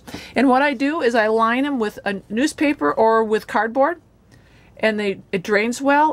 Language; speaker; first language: English; native; English